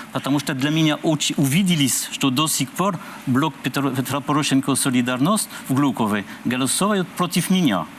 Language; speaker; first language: Russian; non-native, learner; French